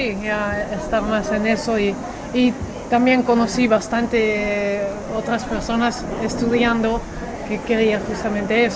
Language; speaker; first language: Spanish; non-native, fluent; Dutch